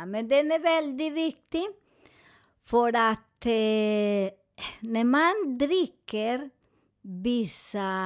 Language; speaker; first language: Swedish; non-native, learner; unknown